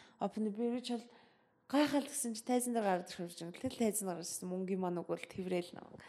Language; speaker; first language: Mongolian; early bilingual, heritage; Mongolian